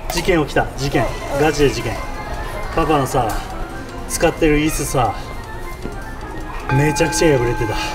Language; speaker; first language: Japanese; native; Japanese